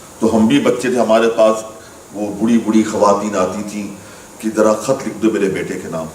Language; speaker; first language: Urdu; native; Urdu